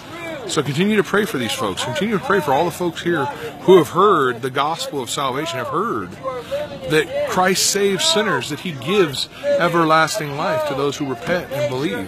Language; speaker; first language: English; native; English